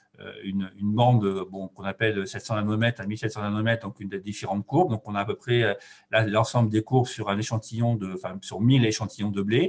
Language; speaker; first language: French; native; French